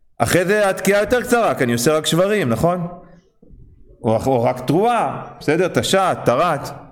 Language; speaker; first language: Hebrew; non-native, fluent; English